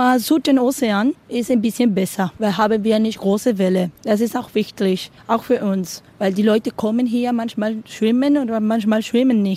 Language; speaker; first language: German; non-native, learner; Spanish